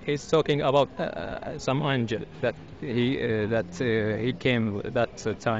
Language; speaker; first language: English; non-native, learner; Arabic